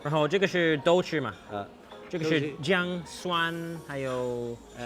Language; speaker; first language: Chinese; non-native, fluent; English